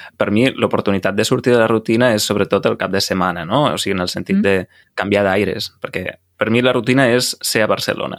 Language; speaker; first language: Catalan; native; Catalan